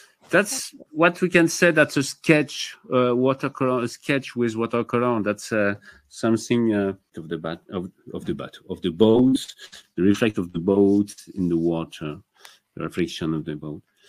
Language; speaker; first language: English; non-native, fluent; French